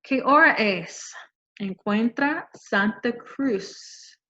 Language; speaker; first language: Spanish; non-native, fluent; English